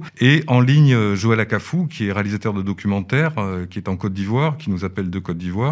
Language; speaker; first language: French; native; French